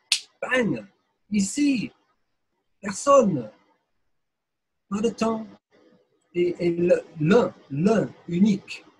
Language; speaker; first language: French; non-native, fluent; English